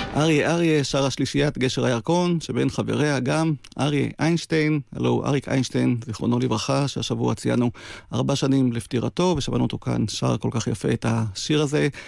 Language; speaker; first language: Hebrew; native; Hebrew